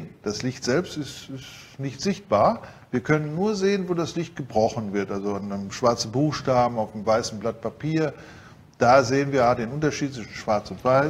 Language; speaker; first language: German; native; German